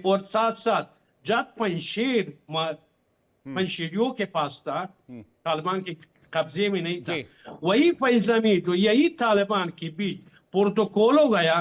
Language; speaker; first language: Hindi; non-native, fluent; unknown